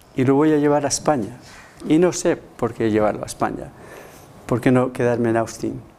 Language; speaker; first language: Spanish; native; Spanish